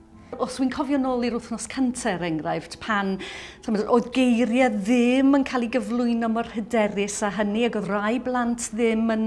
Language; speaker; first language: Welsh; native; Welsh